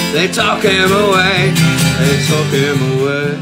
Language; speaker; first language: English; native; English